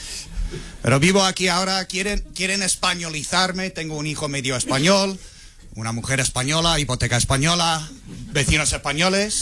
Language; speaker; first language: Spanish; non-native, fluent; English